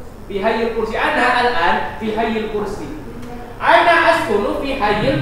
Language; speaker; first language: Arabic; non-native, fluent; Indonesian